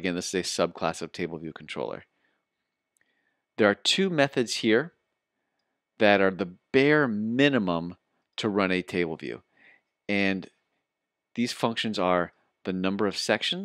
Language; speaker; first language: English; native; English